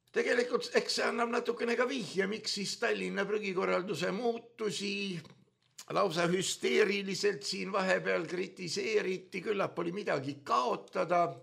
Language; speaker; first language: Estonian; native; Estonian